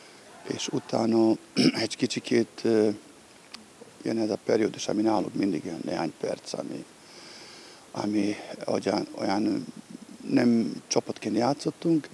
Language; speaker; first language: Hungarian; non-native, fluent; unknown